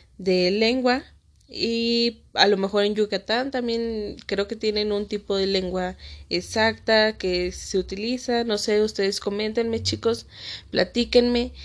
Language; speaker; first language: Spanish; native; Spanish